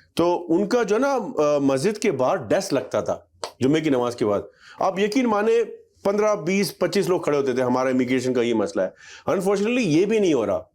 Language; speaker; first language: Urdu; native; Urdu